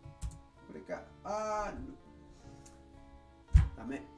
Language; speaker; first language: Japanese; non-native, learner; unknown